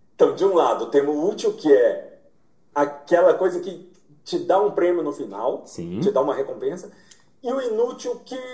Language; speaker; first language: Portuguese; native; Portuguese